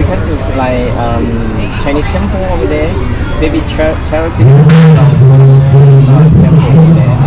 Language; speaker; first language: English; non-native, learner; Thai